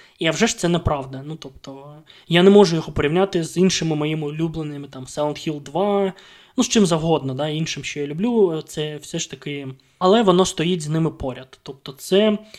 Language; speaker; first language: Ukrainian; non-native, local second language; Russian